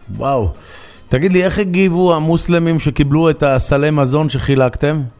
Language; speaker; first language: Hebrew; native; Hebrew